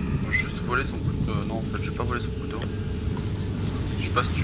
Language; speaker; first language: French; native; French